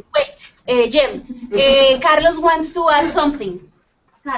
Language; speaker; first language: English; non-native, fluent; Spanish